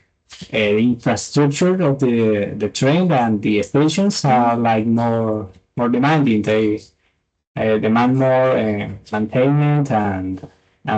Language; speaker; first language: English; non-native, fluent; Spanish